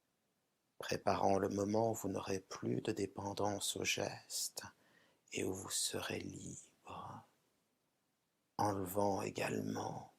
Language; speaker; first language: French; native; French